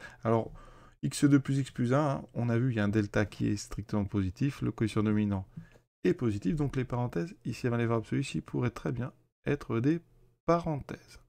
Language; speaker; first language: French; native; French